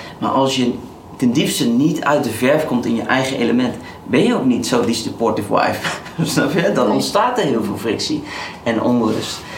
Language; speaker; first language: Dutch; native; Dutch